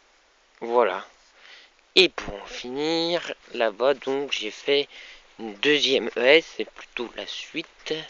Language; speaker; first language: French; native; French